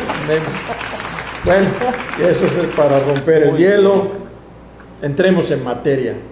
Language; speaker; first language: Spanish; native; Spanish